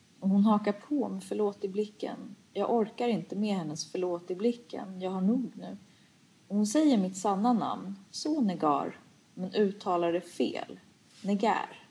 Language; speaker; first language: Swedish; early bilingual, other home language; Persian